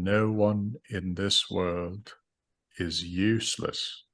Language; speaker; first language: English; native; English